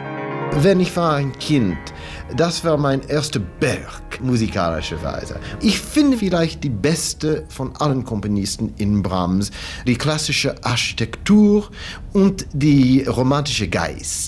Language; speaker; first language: German; non-native, fluent; English